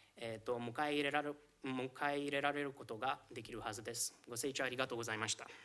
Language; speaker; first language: Japanese; non-native, fluent; Romanian